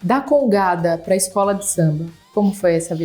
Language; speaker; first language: Portuguese; native; Portuguese